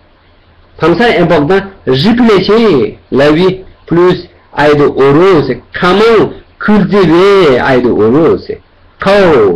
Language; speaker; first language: French; non-native, learner; Tibetan